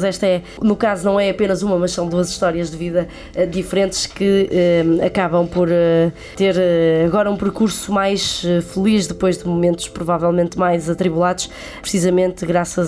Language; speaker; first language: Portuguese; native; Portuguese